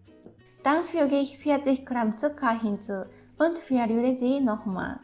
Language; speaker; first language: German; non-native, fluent; Japanese